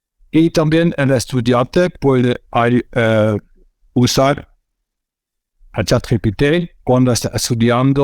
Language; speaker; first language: Spanish; non-native, fluent; Dutch